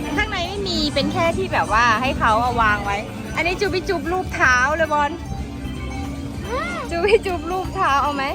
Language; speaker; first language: Thai; native; Thai